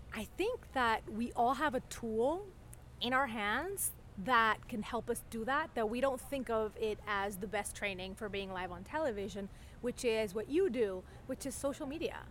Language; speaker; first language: English; non-native, fluent; Spanish